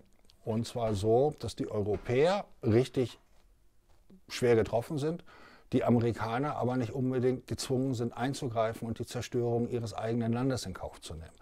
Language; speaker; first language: German; native; German